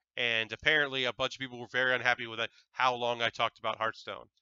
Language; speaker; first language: English; native; English